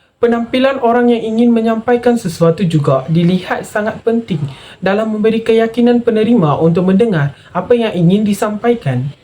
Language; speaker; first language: Malay; non-native, local second language; Tamil